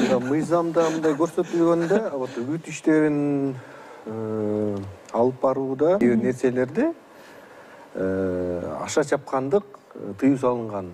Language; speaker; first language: Kyrgyz; native; Kyrgyz